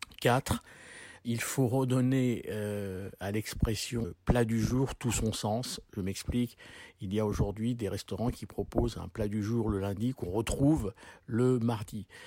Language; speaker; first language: French; native; French